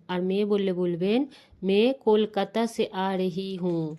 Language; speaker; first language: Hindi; non-native, local second language; Bangla